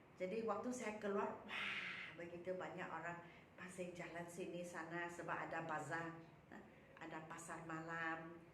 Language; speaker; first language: Malay; non-native, local second language; Chinese